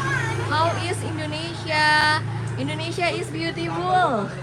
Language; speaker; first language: English; non-native, learner; Indonesian